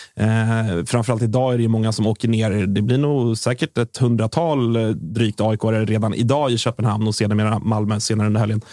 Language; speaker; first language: Swedish; native; Swedish